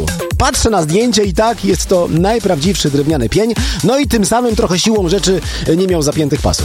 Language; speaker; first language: Polish; native; Polish